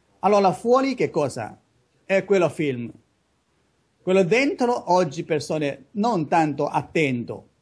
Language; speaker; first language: Italian; non-native, learner; Chinese